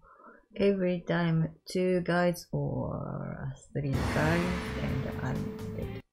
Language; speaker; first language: English; non-native, learner; Japanese